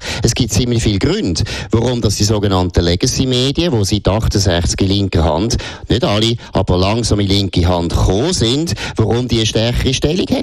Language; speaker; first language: German; native; German